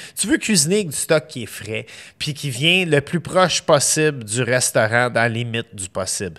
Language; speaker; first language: French; native; French